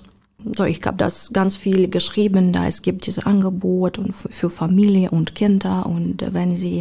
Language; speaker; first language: German; non-native, learner; Ukrainian